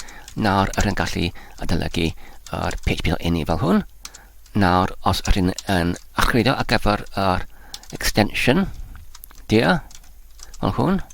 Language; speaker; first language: Welsh; non-native, learner; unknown